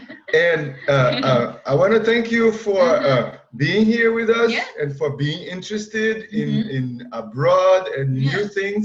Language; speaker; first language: English; non-native, fluent; Portuguese